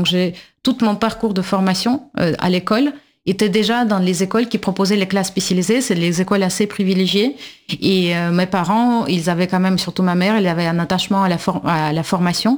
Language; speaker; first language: French; non-native, fluent; Russian